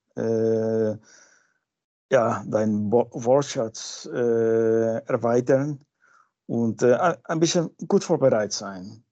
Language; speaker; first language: German; non-native, fluent; Spanish